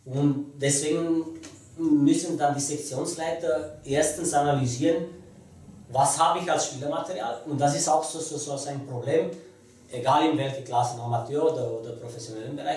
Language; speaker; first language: German; non-native, fluent; Romanian